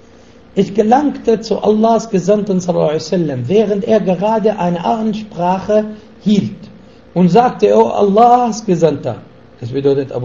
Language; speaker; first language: German; non-native, fluent; Arabic